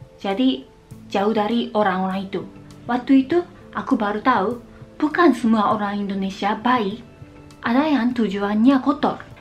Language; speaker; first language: Indonesian; non-native, fluent; Japanese